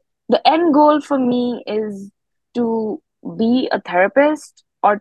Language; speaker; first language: English; non-native, local second language; Hindi